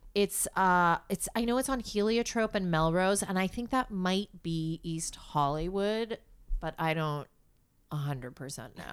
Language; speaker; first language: English; native; English